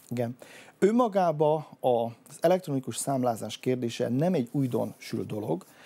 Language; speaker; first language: Hungarian; native; Hungarian